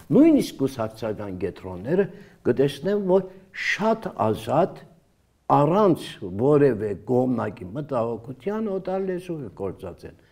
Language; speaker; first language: Armenian; early bilingual, heritage; Armenian